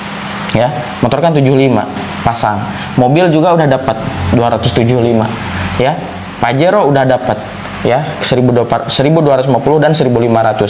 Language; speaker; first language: Indonesian; non-native, local second language; Sundanese